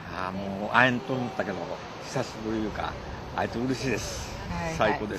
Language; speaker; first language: Japanese; native; Japanese